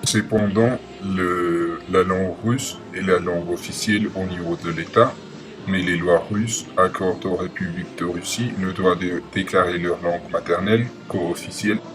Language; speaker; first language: French; non-native, learner; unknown